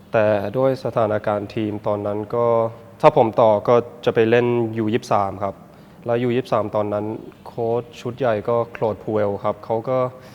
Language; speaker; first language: Thai; early bilingual, heritage; Thai